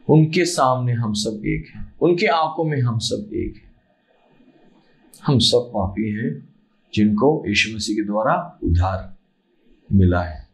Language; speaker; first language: Hindi; non-native, local second language; Malayalam